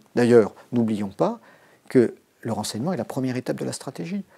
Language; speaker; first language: French; native; French